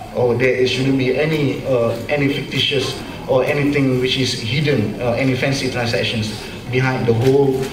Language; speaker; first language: English; non-native, local second language; Malay